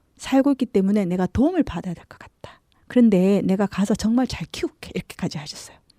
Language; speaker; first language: Korean; native; Korean